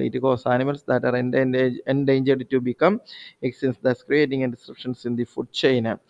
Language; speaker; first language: English; non-native, local second language; Malayalam